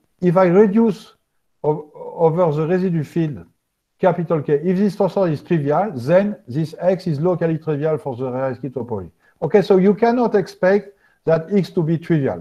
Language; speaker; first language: English; non-native, fluent; French